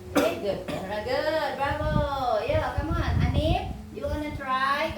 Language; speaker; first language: English; non-native, fluent; Indonesian